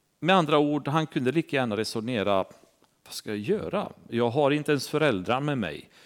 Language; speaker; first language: Swedish; non-native, fluent; Romanian